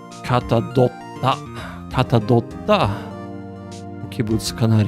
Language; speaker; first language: Japanese; non-native, learner; English